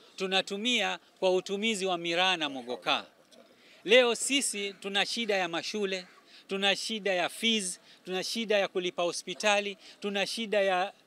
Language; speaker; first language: Swahili; native; Swahili